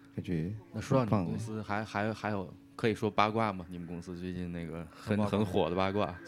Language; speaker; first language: Chinese; non-native, local second language; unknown